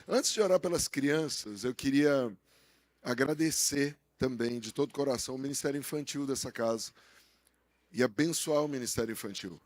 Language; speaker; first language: Portuguese; native; Portuguese